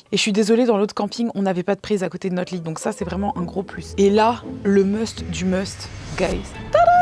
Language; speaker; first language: French; native; French